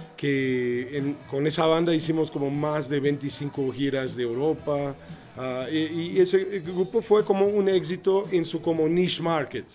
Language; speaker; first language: Spanish; non-native, fluent; English